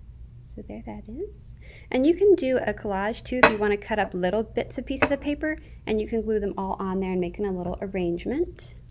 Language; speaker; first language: English; native; English